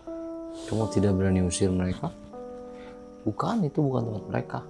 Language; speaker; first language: Indonesian; non-native, local second language; Sundanese